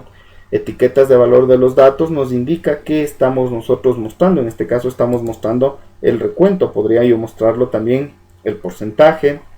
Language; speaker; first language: Spanish; native; Spanish